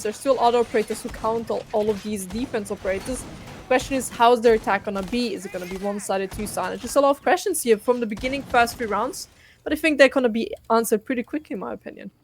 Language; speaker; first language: English; non-native, fluent; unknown